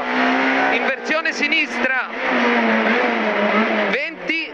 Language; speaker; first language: Italian; native; Italian